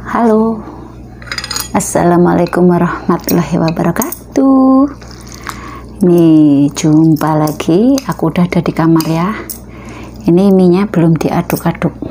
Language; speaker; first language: Indonesian; non-native, local second language; Javanese